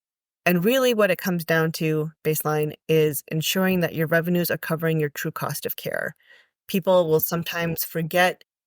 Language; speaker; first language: English; native; English